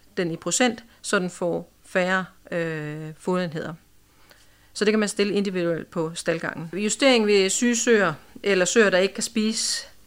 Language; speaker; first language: Danish; native; Danish